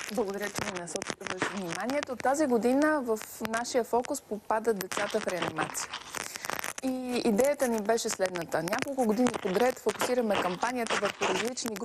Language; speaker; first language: Bulgarian; native; Bulgarian